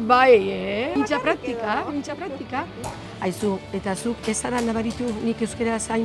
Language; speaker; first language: Basque; non-native, learner; Spanish